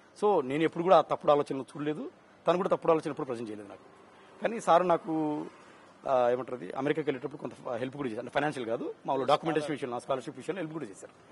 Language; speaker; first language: Telugu; native; Telugu